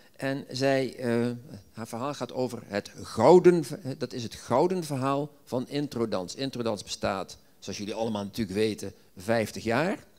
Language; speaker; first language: Dutch; native; Dutch